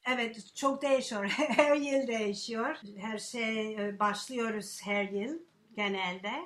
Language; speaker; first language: Turkish; non-native, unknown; English